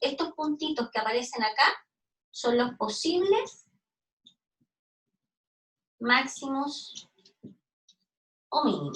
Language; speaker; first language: Spanish; native; Spanish